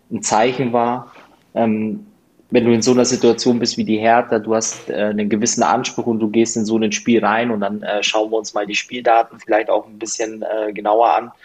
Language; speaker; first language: German; native; German